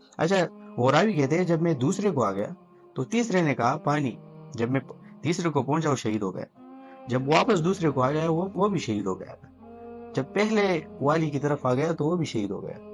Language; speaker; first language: Urdu; non-native, local second language; Pashto